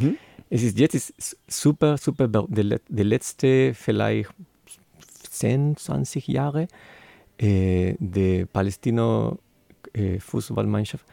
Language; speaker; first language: German; non-native, learner; Spanish